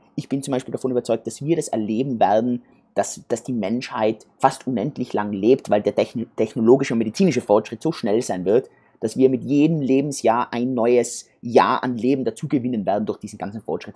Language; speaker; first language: German; native; German